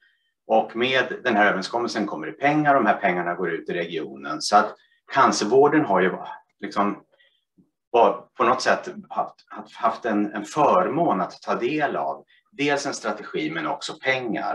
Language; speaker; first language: Swedish; native; Swedish